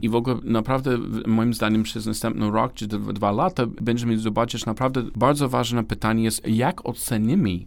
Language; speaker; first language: Polish; non-native, learner; English